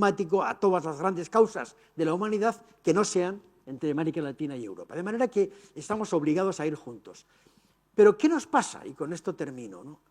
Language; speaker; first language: Spanish; native; Spanish